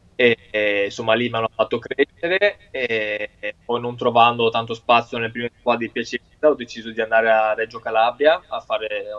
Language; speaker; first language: Italian; native; Italian